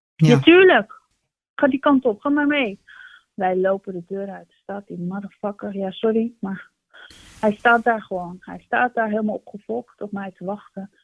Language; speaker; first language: Dutch; early bilingual, other home language; Turkish